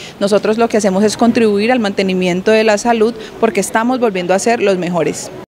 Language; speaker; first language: Spanish; native; Spanish